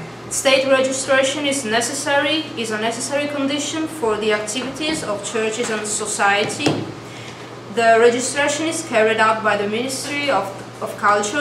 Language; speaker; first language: English; non-native, fluent; Italian